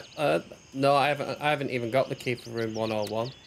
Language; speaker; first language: English; native; English